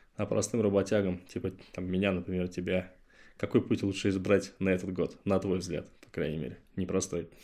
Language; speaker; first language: Russian; native; Russian